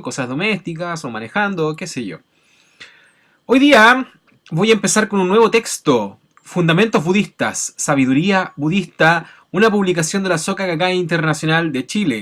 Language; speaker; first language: Spanish; native; Spanish